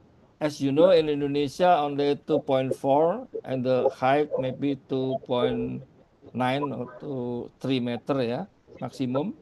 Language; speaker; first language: English; non-native, learner; Indonesian